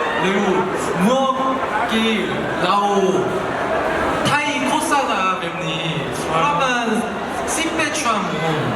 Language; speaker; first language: Thai; non-native, learner; Korean